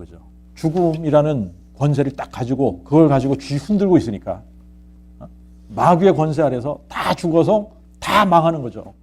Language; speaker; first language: Korean; native; Korean